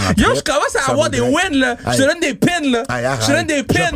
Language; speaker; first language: French; native; French